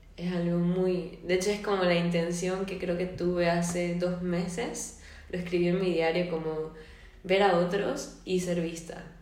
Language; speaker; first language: Spanish; native; Spanish